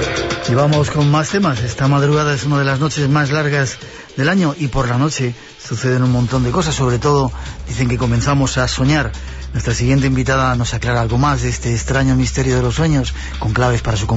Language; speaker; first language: Spanish; native; Spanish